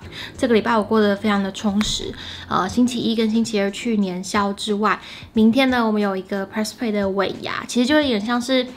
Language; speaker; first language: Chinese; native; Chinese